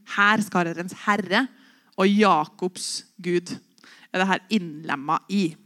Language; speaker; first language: Norwegian; native; Norwegian